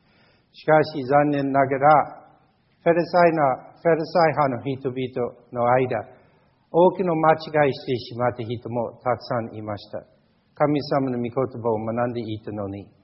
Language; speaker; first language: Japanese; non-native, fluent; English